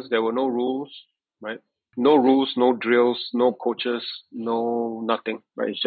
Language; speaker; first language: English; native; English